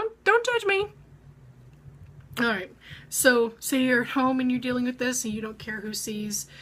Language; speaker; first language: English; native; English